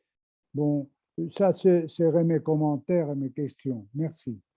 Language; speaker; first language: French; non-native, fluent; Spanish